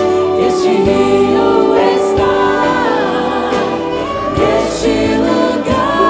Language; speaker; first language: Portuguese; native; Portuguese